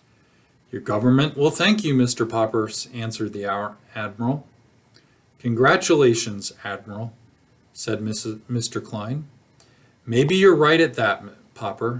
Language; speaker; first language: English; native; English